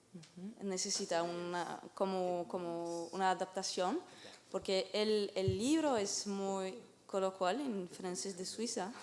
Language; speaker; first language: Spanish; non-native, learner; French